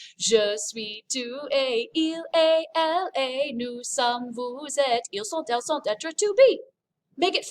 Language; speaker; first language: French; non-native, fluent; English